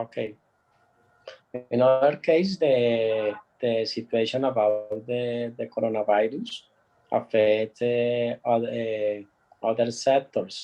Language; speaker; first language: English; non-native, learner; Spanish